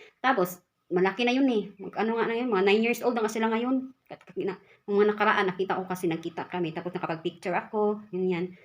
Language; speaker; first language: Filipino; non-native, local second language; Cebuano